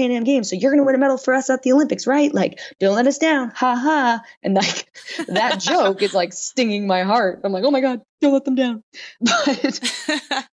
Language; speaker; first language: English; native; English